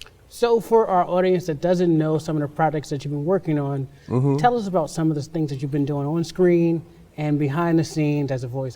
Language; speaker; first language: English; native; English